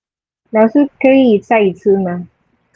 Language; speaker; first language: Chinese; non-native, learner; Filipino